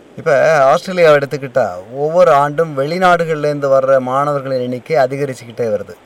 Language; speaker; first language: Tamil; native; Tamil